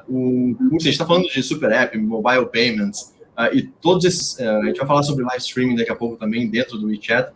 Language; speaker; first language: Portuguese; native; Portuguese